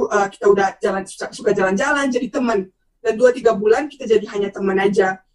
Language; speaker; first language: Indonesian; non-native, fluent; Bosnian